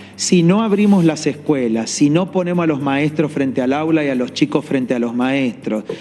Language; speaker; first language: Spanish; native; Spanish